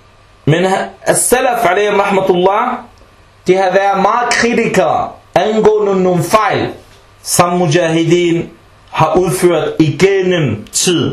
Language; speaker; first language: Danish; early bilingual, other home language; Arabic